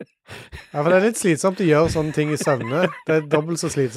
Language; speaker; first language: Norwegian; native; Norwegian